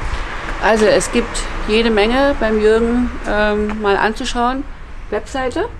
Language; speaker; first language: German; native; German